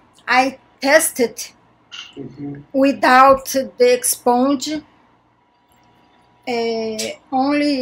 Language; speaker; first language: English; non-native, learner; Portuguese